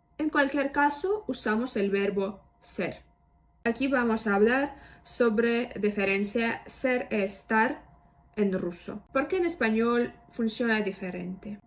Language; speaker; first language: Spanish; non-native, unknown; Russian